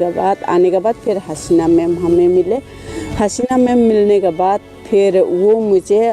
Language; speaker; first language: Hindi; non-native, local second language; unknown